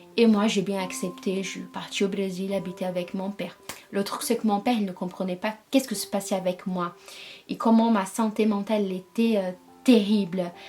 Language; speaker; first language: French; non-native, fluent; Portuguese